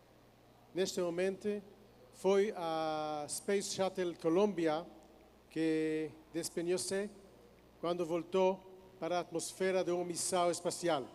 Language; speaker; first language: Portuguese; non-native, fluent; Hebrew